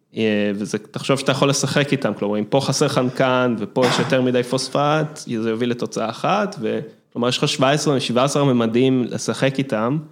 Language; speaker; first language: Hebrew; early bilingual, other home language; English